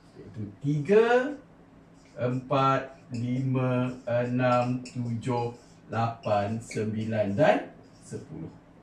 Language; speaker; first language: Malay; native; Malay